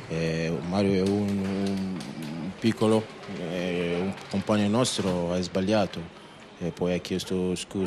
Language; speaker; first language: Italian; non-native, fluent; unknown